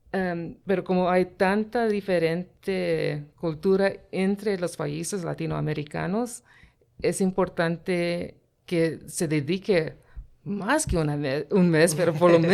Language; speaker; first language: Spanish; early bilingual, heritage; Spanish